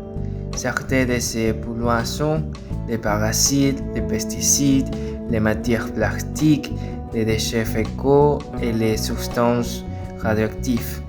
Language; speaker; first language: French; non-native, learner; Spanish